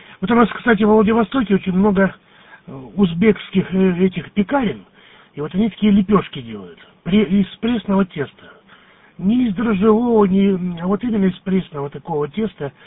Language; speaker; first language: Russian; native; Russian